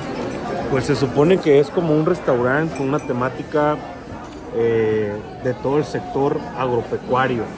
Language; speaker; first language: Spanish; native; Spanish